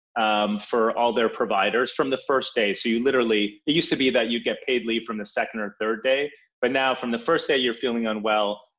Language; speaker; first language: English; early bilingual, other home language; Polish